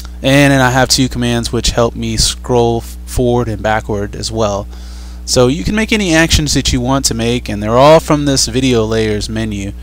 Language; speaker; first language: English; native; English